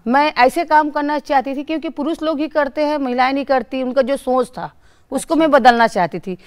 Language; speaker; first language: Hindi; native; Hindi